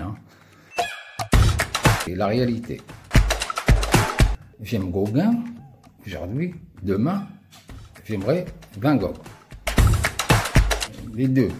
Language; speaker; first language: French; non-native, local second language; Arabic